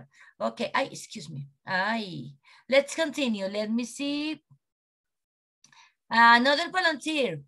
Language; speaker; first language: English; non-native, learner; Spanish